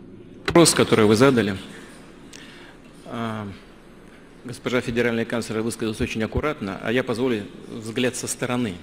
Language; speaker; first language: Russian; native; Russian